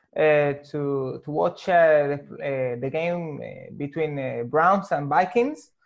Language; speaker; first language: English; non-native, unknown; Spanish